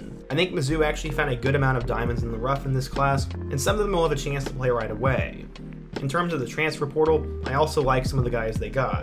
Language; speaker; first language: English; native; English